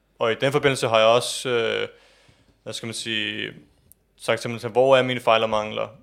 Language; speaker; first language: Danish; early bilingual, other home language; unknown